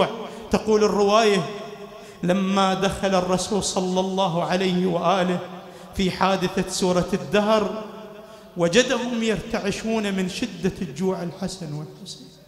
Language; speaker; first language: Arabic; native; Arabic